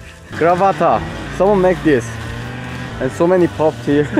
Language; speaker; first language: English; non-native, learner; Korean